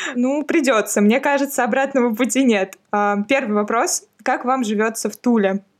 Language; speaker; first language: Russian; native; Russian